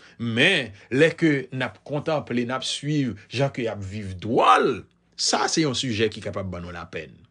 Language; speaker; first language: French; non-native, local second language; Haitian Creole